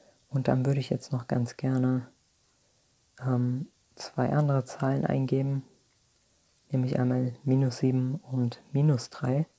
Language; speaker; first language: German; native; German